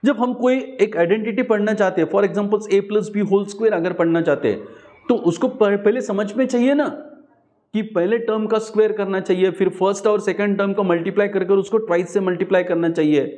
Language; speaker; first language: Hindi; non-native, local second language; Marathi